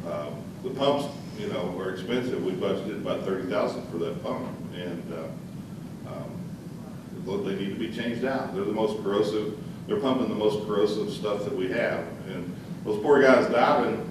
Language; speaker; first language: English; native; English